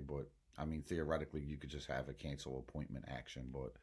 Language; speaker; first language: English; native; English